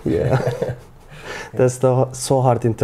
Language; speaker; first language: English; non-native, learner; Turkish